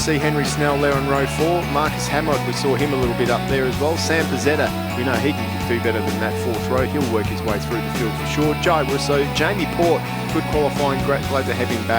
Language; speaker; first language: English; native; English